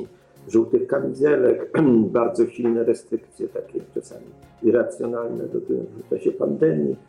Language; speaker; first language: Polish; native; Polish